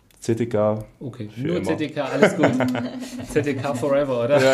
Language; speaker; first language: German; native; German